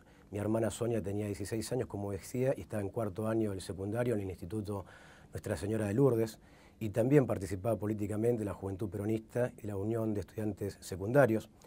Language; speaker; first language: Spanish; native; Spanish